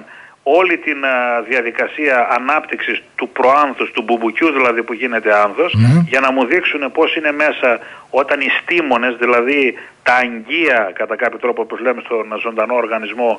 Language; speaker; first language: Greek; native; Greek